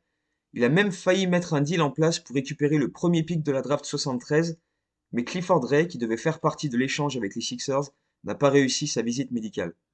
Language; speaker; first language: French; native; French